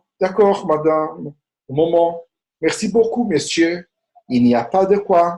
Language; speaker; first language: French; non-native, fluent; Portuguese